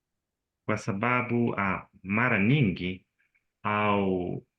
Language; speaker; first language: Swahili; non-native, learner; Spanish